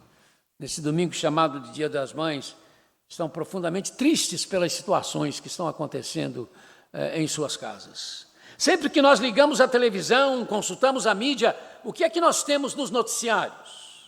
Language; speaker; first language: Portuguese; native; Portuguese